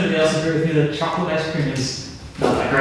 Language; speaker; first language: English; native; English